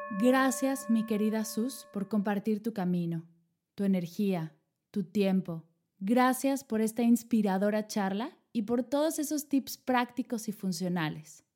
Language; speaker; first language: Spanish; native; Spanish